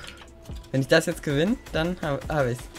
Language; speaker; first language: German; native; German